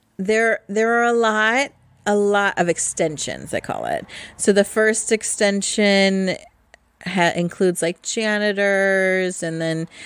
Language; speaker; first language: English; native; English